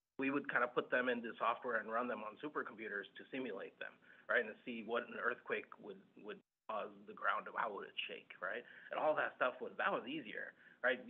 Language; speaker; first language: English; early bilingual, other home language; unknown